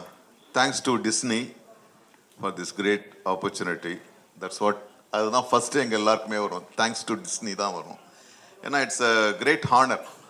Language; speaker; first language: Tamil; native; Tamil